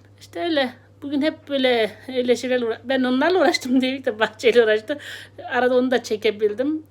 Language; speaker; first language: Turkish; native; Turkish